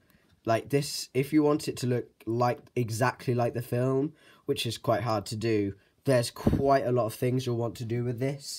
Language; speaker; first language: English; native; English